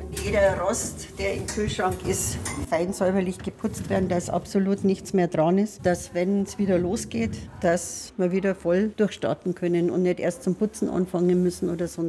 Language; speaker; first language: German; native; German